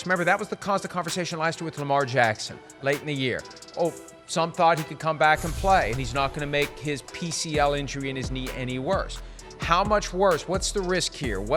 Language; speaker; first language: English; native; English